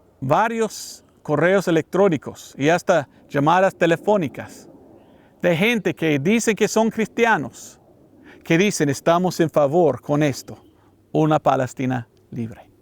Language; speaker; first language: Spanish; non-native, learner; English